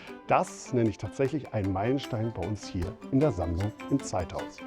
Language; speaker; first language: German; native; German